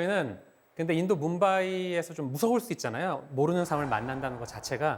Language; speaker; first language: Korean; native; Korean